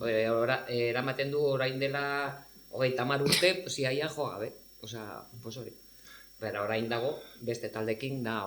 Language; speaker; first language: Basque; non-native, local second language; Spanish